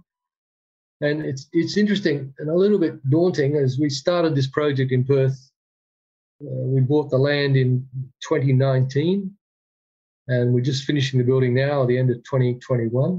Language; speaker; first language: English; native; English